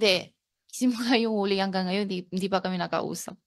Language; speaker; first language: Filipino; non-native, learner; Chinese